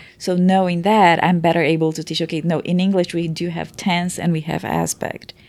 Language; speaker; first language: English; non-native, fluent; Portuguese